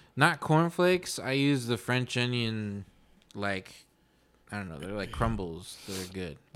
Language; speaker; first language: English; early bilingual, other home language; Spanish